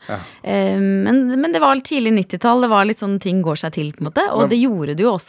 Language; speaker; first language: Norwegian; native; Norwegian